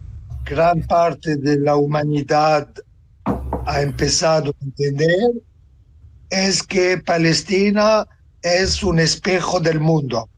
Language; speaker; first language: Spanish; non-native, fluent; Italian